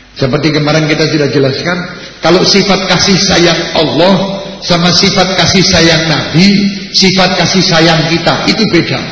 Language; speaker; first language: Indonesian; native; Indonesian